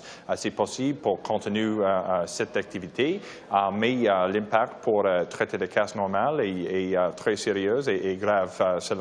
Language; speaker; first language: French; non-native, learner; English